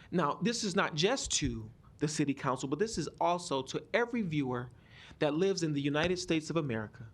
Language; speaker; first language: English; native; English